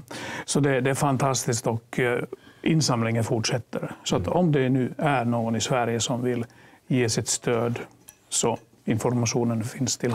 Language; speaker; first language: Swedish; non-native, fluent; Finnish